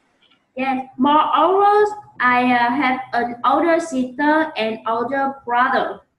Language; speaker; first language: English; non-native, learner; Vietnamese